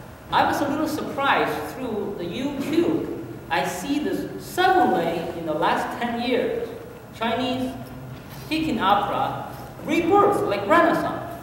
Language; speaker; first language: English; non-native, fluent; Chinese